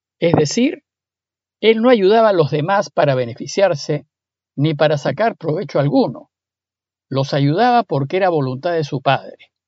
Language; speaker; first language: Spanish; native; Spanish